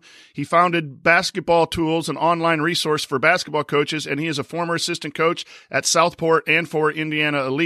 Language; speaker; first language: English; native; English